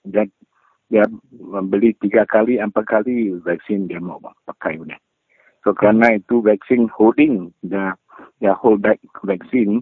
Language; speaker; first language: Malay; non-native, local second language; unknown